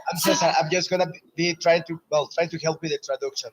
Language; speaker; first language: English; non-native, fluent; Spanish